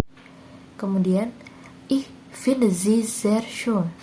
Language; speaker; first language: German; non-native, learner; Indonesian